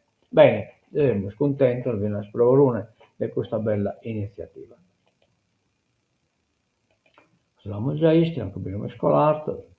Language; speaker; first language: Italian; non-native, local second language; Sardinian